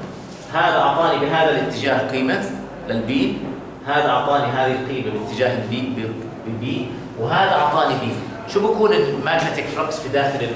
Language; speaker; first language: Arabic; native; Arabic